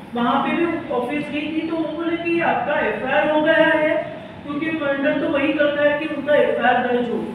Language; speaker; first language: Hindi; non-native, local second language; Marathi